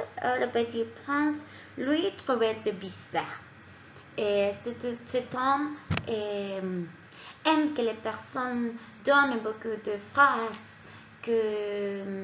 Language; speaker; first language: French; non-native, learner; Spanish